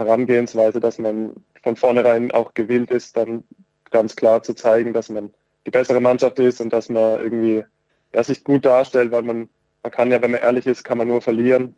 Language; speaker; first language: German; native; German